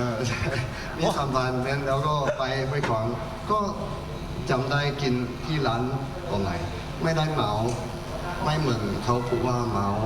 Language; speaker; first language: Thai; non-native, learner; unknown